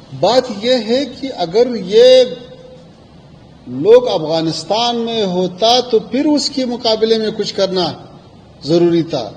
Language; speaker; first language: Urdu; non-native, fluent; Pashto